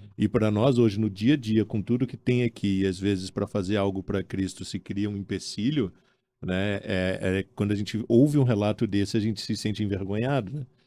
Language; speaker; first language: Portuguese; native; Portuguese